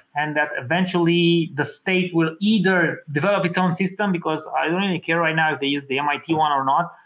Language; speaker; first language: English; non-native, fluent; Romanian